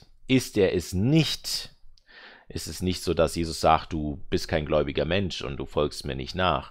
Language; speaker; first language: German; native; German